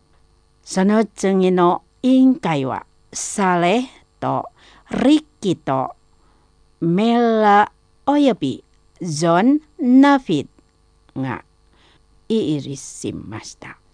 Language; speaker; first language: Japanese; non-native, fluent; Indonesian